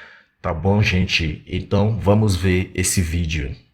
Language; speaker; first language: Portuguese; non-native, fluent; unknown